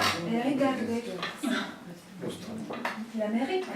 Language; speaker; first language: French; non-native, fluent; Polish